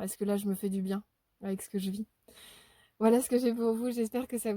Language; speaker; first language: French; native; French